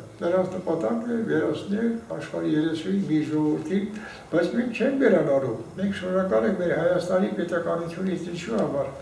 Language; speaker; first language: Armenian; non-native, local second language; Kurdish